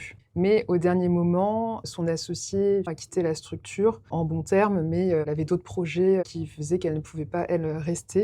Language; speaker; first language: French; native; French